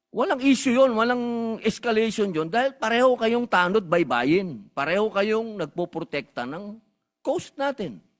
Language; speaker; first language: Filipino; native; Filipino